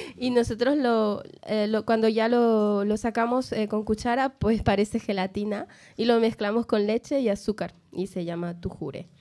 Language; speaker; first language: Spanish; native; Spanish